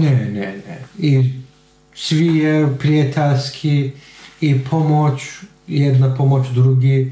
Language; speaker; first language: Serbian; non-native, learner; Turkish